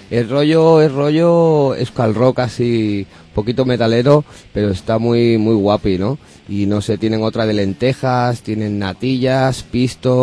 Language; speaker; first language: Spanish; native; Spanish